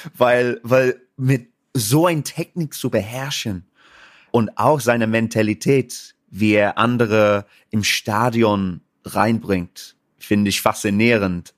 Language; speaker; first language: German; non-native, fluent; English